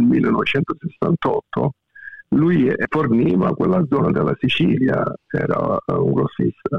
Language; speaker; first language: Italian; native; Italian